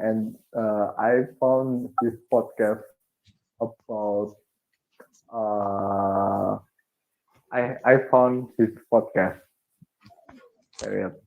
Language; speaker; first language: English; non-native, learner; Indonesian